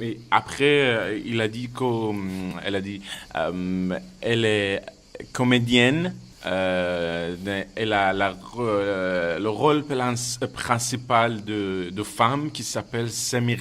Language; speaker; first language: French; non-native, fluent; Persian